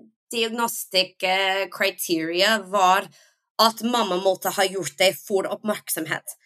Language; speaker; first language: Norwegian; non-native, fluent; English